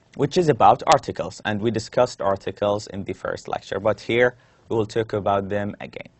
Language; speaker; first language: English; non-native, fluent; Arabic